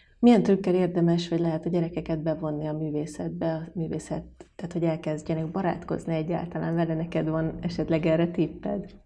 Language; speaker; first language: Hungarian; native; Hungarian